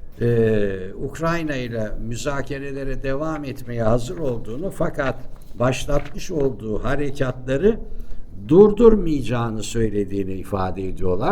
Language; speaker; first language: Turkish; native; Turkish